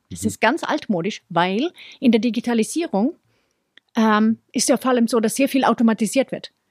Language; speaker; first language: German; non-native, fluent; Swedish